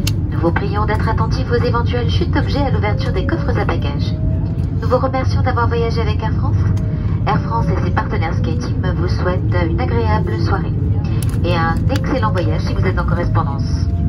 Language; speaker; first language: French; native; French